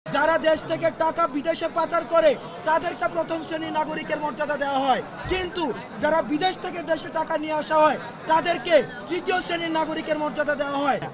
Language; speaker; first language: Bangla; native; Bangla